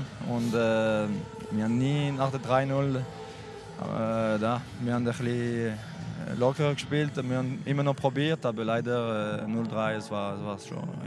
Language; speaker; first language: German; non-native, local second language; French